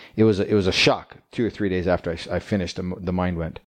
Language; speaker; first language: English; native; English